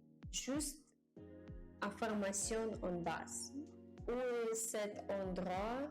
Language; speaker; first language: French; non-native, learner; Japanese